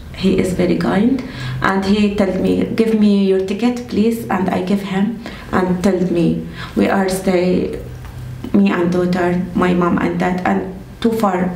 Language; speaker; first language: English; non-native, learner; Arabic